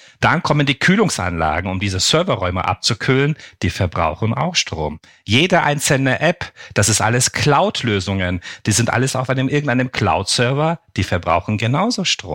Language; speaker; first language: German; non-native, fluent; Turkish